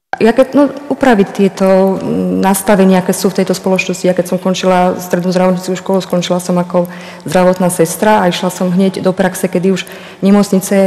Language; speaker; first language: Slovak; native; Slovak